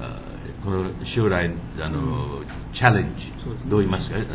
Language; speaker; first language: Japanese; early bilingual, heritage; English